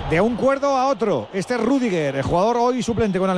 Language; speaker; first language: Spanish; native; Spanish